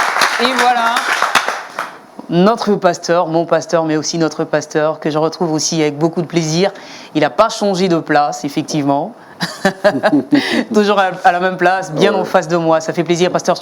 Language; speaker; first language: French; native; French